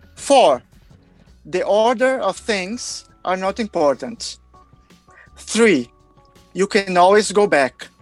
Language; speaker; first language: English; non-native, fluent; Portuguese